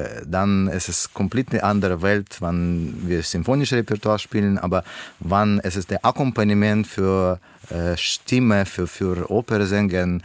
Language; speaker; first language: German; non-native, learner; Russian